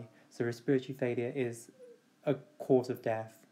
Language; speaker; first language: English; native; English